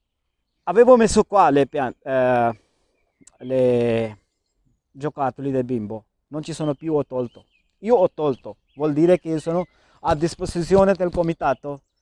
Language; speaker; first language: Italian; non-native, learner; Urdu